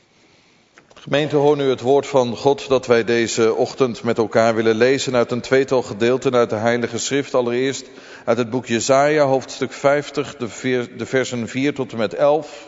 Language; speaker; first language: Dutch; native; Dutch